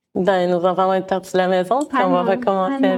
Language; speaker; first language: French; native; French